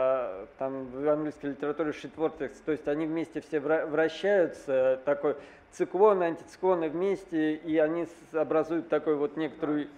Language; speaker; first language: Russian; native; Russian